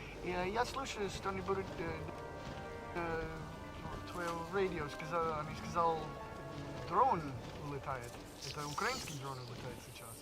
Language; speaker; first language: Russian; non-native, learner; English